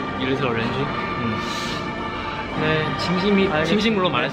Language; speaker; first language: Korean; non-native, fluent; Chinese